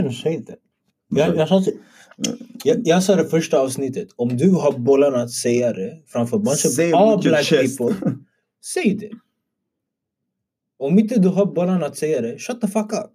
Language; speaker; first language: Swedish; early bilingual, other home language; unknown